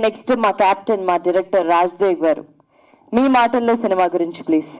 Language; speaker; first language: Telugu; native; Telugu